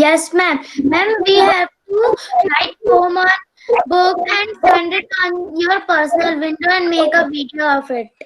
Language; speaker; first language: English; non-native, learner; Hindi